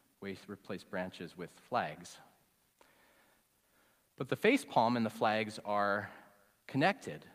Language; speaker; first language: English; native; English